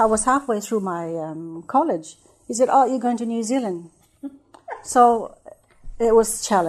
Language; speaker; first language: English; non-native, fluent; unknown